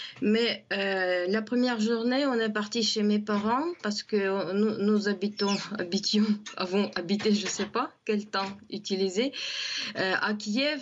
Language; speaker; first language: French; non-native, fluent; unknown